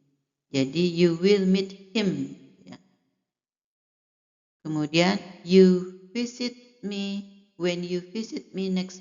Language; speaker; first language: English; non-native, fluent; Indonesian